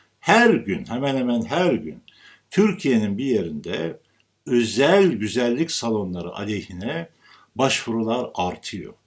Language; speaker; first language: Turkish; native; Turkish